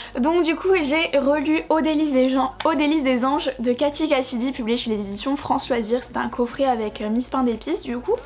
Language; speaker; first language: French; native; French